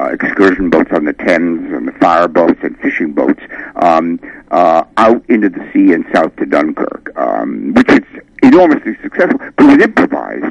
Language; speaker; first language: English; native; English